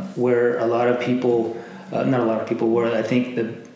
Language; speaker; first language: English; native; English